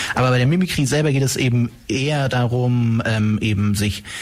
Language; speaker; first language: German; native; German